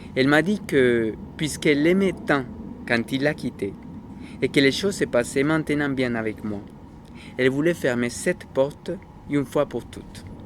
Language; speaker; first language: French; non-native, fluent; Spanish